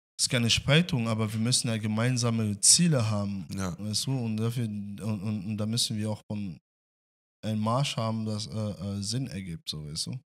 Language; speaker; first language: German; non-native, fluent; French